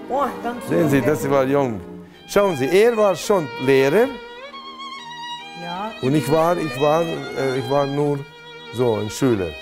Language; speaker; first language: German; non-native, fluent; Latvian